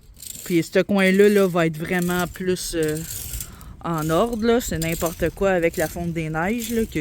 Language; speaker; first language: French; native; French